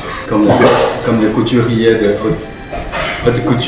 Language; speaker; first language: French; non-native, fluent; Chinese